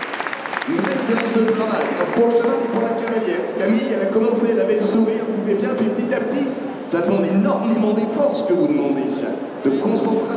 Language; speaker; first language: French; native; French